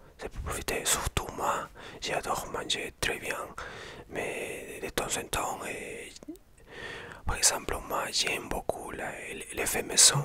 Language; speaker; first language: French; non-native, learner; Spanish